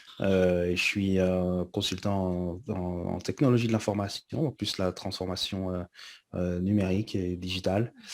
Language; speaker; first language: French; early bilingual, other home language; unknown